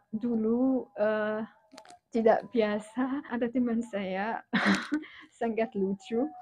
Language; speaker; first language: Indonesian; non-native, fluent; Arabic